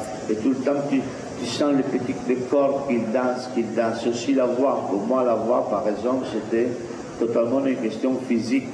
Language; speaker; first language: French; non-native, fluent; Italian